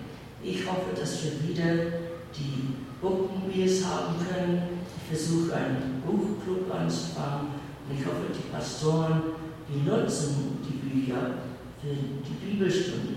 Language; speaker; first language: German; early bilingual, heritage; English